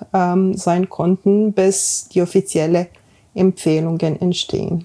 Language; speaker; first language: German; non-native, fluent; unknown